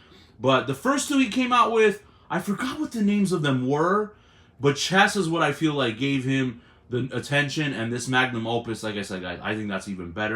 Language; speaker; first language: English; native; English